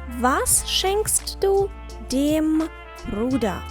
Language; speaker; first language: German; non-native, fluent; Ukrainian